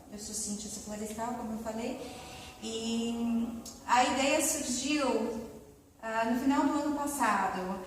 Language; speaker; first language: Portuguese; native; Portuguese